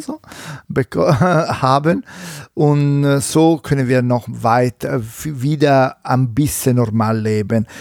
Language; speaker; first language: German; non-native, fluent; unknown